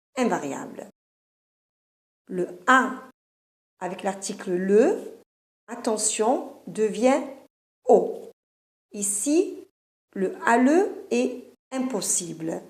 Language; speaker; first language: French; non-native, fluent; Italian